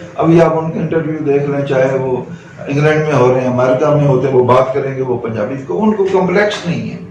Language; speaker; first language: Urdu; non-native, local second language; Punjabi